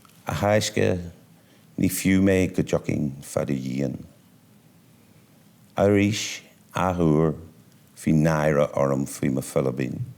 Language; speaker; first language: Irish; non-native, local second language; English